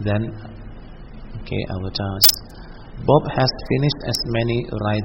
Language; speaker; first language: English; non-native, local second language; Indonesian